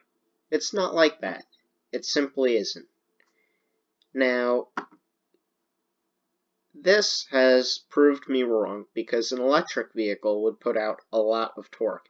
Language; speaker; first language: English; native; English